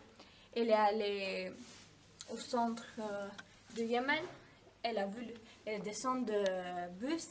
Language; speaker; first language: French; non-native, learner; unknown